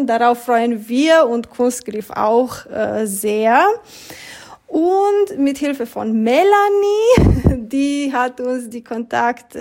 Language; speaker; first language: German; non-native, fluent; Romanian